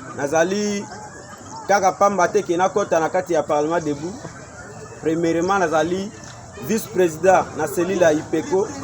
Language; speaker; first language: Lingala; native; Lingala